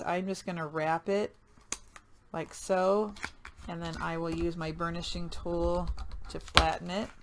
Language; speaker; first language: English; native; English